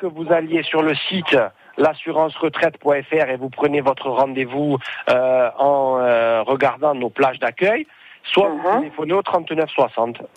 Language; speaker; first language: French; native; French